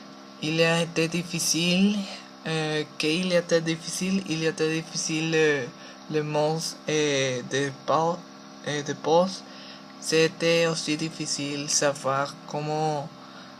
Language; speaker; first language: French; non-native, learner; Spanish